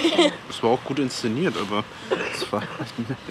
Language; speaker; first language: German; native; German